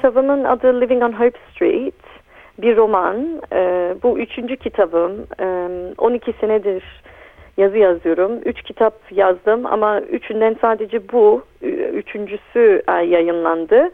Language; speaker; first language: Turkish; early bilingual, heritage; Turkish